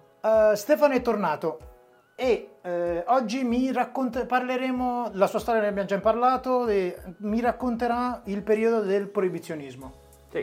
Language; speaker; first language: Italian; native; Italian